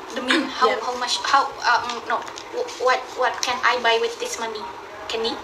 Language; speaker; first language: English; non-native, learner; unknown